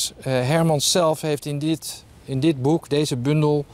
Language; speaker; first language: Dutch; native; Dutch